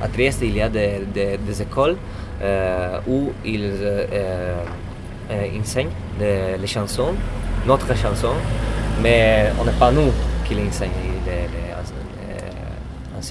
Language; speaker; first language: French; non-native, learner; Italian